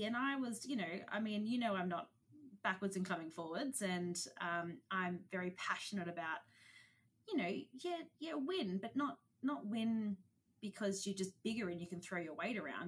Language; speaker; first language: English; native; English